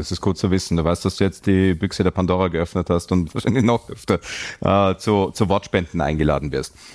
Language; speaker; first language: German; native; German